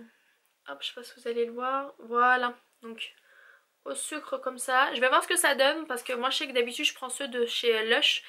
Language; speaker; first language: French; native; French